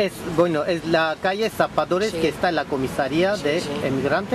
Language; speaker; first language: Spanish; non-native, fluent; Russian